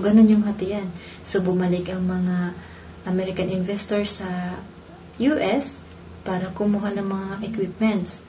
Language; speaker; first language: Filipino; non-native, local second language; Cebuano